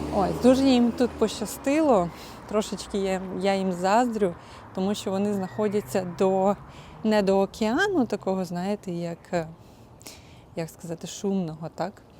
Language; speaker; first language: Ukrainian; non-native, local second language; Russian